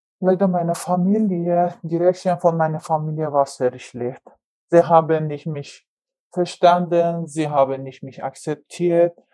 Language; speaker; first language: German; non-native, learner; Persian